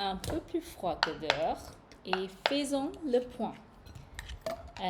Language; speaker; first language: French; non-native, fluent; English